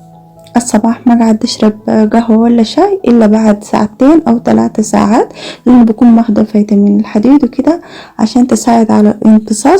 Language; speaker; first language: Arabic; native; Arabic